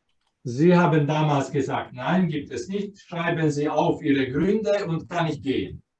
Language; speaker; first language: German; non-native, fluent; Croatian